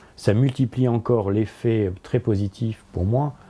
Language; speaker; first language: French; native; French